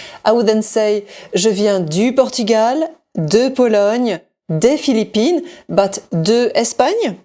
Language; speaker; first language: French; native; French